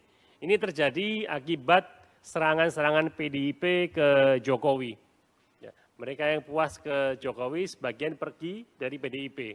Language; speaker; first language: Indonesian; native; Indonesian